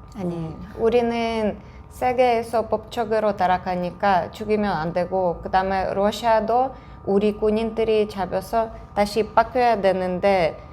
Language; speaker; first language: Korean; non-native, fluent; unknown